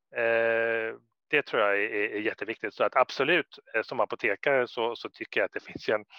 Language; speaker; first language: Swedish; native; Swedish